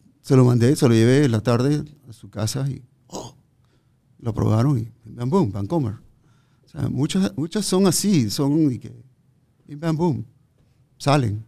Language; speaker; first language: Spanish; native; Spanish